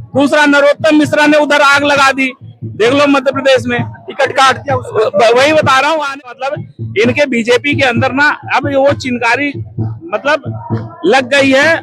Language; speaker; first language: Hindi; native; Hindi